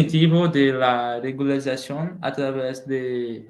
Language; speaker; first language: Spanish; non-native, learner; Portuguese